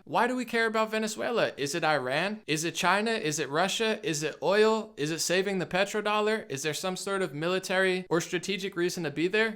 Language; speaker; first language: English; native; English